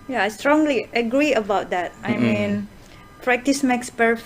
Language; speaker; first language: English; non-native, fluent; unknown